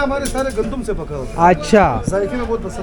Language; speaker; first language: Hindi; non-native, fluent; Pashto